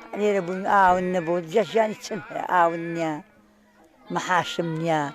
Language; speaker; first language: Central Kurdish; native; Central Kurdish